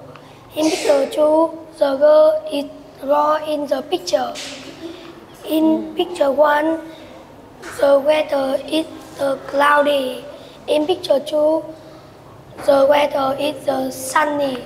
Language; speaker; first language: English; non-native, learner; Vietnamese